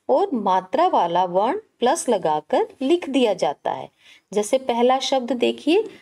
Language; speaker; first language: Hindi; native; Hindi